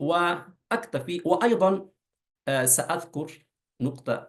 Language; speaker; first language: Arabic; non-native, fluent; Urdu